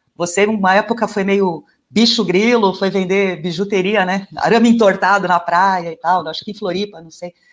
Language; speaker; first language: Portuguese; native; Portuguese